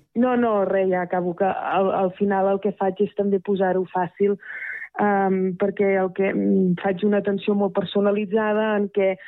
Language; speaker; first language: Catalan; native; Catalan